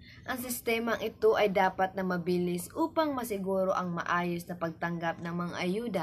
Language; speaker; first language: Filipino; native; Filipino